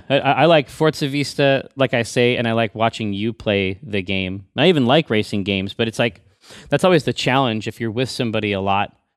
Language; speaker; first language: English; native; English